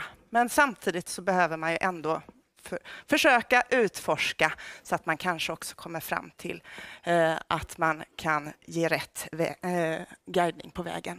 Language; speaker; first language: Swedish; native; Swedish